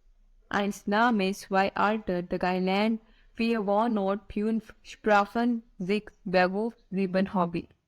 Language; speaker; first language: German; non-native, learner; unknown